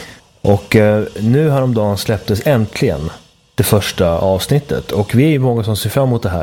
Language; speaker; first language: Swedish; native; Swedish